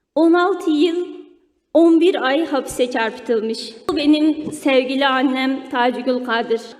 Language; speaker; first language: Turkish; non-native, fluent; Uyghur